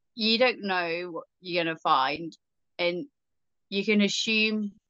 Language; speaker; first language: English; native; English